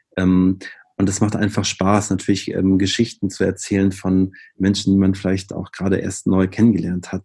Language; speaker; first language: German; native; German